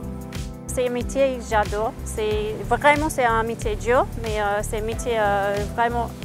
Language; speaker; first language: French; non-native, fluent; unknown